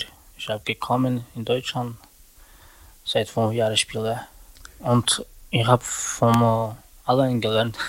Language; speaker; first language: German; non-native, learner; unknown